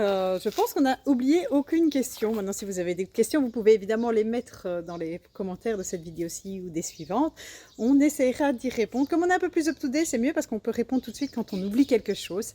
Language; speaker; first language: French; native; French